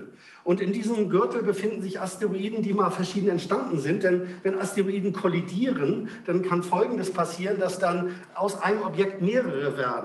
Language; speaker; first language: German; native; German